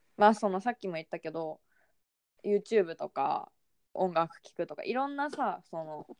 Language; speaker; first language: Japanese; native; Japanese